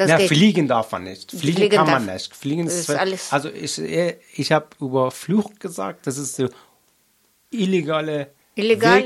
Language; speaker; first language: German; non-native, learner; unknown